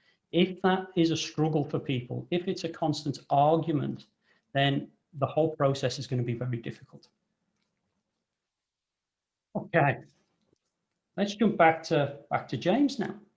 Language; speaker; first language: English; native; English